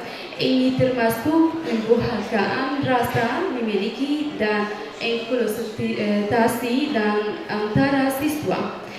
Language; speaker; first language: Indonesian; non-native, fluent; Arabic